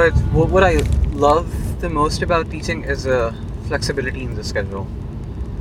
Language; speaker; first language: English; non-native, local second language; Urdu